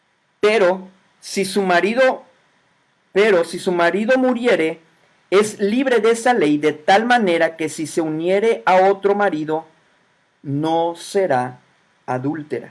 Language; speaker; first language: Spanish; native; Spanish